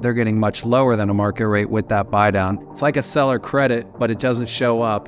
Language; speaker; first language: English; native; English